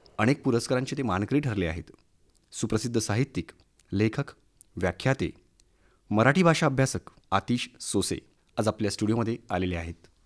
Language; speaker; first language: Marathi; native; Marathi